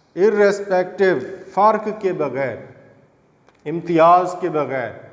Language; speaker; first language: Urdu; non-native, local second language; Saraiki